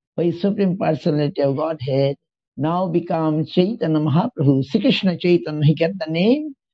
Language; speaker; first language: English; non-native, local second language; Bangla